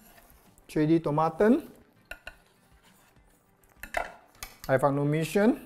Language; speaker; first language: German; non-native, learner; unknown